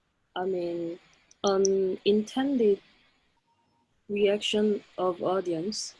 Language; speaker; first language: English; non-native, learner; Korean